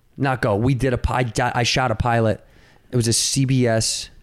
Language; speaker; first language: English; native; English